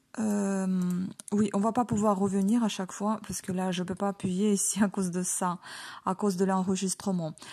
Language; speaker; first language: French; non-native, fluent; Ukrainian